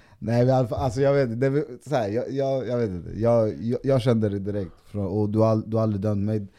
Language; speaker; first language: Swedish; early bilingual, other home language; Spanish